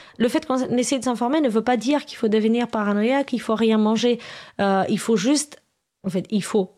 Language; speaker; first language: French; non-native, fluent; Romanian